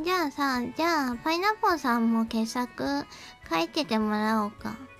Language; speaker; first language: Japanese; native; Japanese